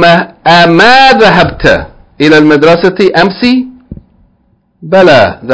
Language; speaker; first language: Arabic; non-native, fluent; English